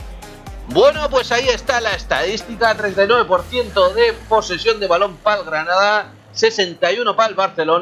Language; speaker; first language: Spanish; native; Spanish